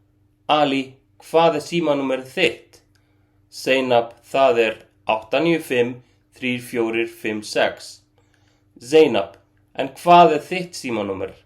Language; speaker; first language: Icelandic; non-native, fluent; Arabic